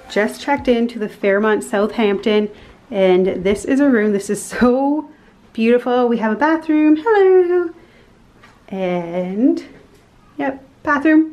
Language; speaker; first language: English; native; English